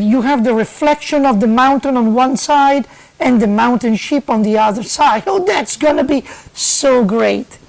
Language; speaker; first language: English; non-native, fluent; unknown